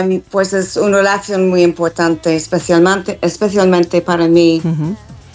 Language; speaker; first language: Spanish; non-native, fluent; English